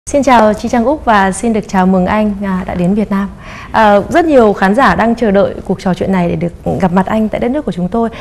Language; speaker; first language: Vietnamese; native; Vietnamese